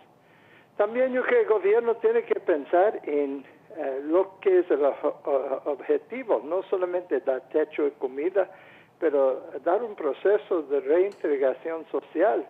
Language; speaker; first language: Spanish; non-native, fluent; English